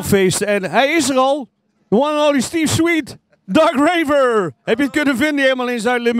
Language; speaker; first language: Dutch; native; Dutch